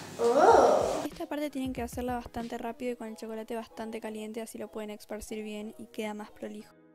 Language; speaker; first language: Spanish; native; Spanish